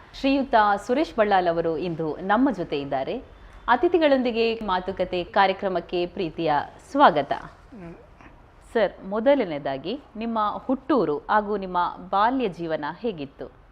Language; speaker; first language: Kannada; native; Kannada